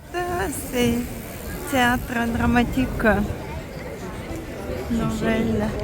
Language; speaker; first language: French; non-native, learner; Russian